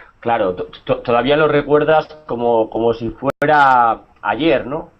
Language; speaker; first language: Spanish; native; Spanish